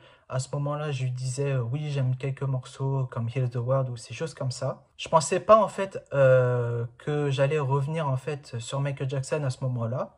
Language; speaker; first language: French; native; French